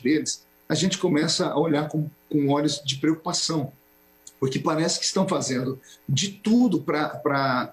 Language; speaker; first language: Portuguese; native; Portuguese